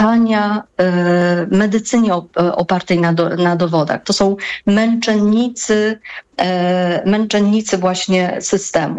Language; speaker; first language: Polish; native; Polish